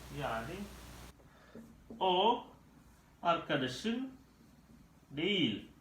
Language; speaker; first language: Turkish; non-native, learner; Indonesian